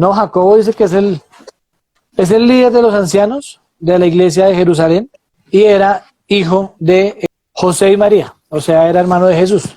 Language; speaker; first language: Spanish; native; Spanish